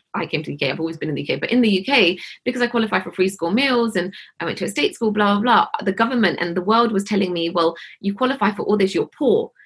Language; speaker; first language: English; native; English